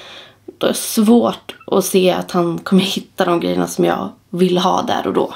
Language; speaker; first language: Swedish; native; Swedish